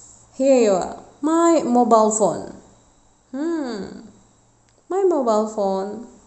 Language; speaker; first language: English; non-native, fluent; Indonesian